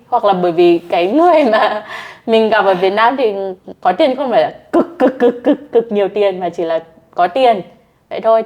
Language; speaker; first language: Vietnamese; native; Vietnamese